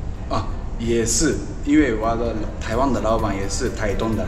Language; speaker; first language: Chinese; non-native, learner; Japanese